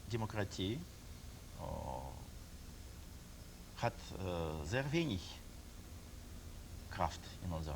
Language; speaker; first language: German; non-native, learner; Russian